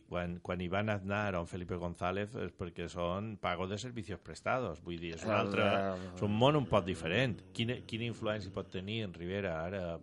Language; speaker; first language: Catalan; native; Catalan